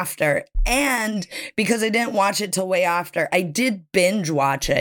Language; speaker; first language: English; native; English